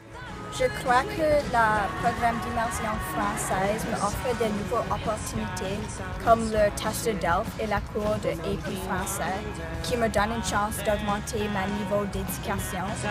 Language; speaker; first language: French; non-native, learner; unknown